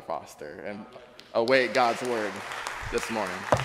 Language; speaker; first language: English; native; English